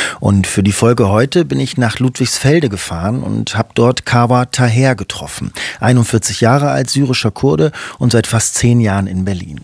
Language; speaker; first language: German; native; German